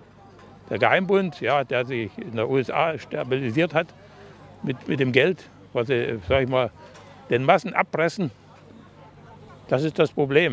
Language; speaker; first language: German; native; German